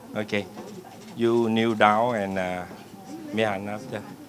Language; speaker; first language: English; non-native, learner; Vietnamese